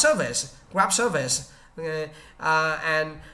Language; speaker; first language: English; non-native, learner; Vietnamese